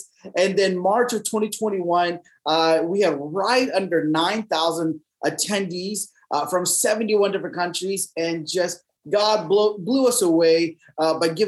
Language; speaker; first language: English; native; English